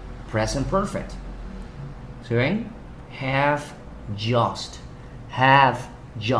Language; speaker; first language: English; non-native, fluent; Spanish